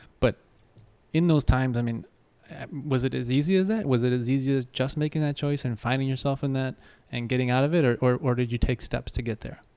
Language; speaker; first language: English; native; English